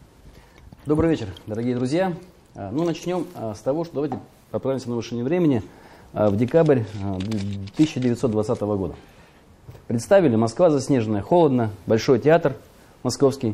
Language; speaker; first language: Russian; native; Russian